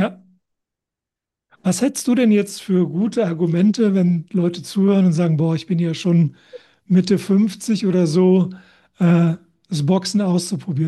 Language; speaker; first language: German; native; German